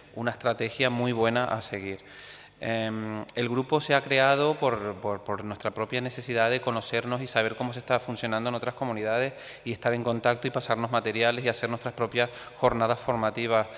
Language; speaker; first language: Spanish; native; Spanish